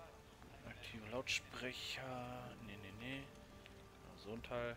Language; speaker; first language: German; native; German